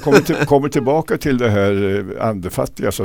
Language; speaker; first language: Swedish; native; Swedish